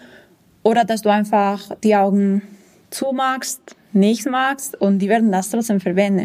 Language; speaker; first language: German; non-native, fluent; Spanish